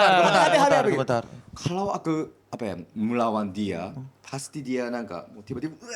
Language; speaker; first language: Indonesian; non-native, learner; Japanese